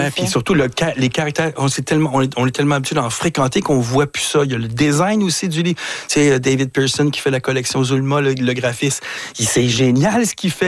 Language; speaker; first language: French; native; French